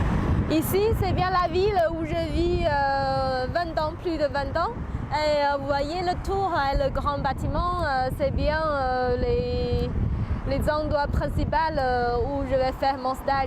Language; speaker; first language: French; non-native, fluent; Chinese